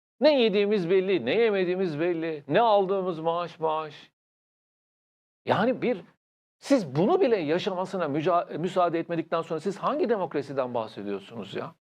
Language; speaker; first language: Turkish; native; Turkish